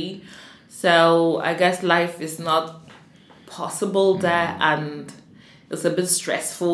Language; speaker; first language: English; native; English